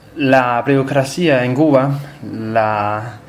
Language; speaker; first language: Spanish; non-native, learner; Danish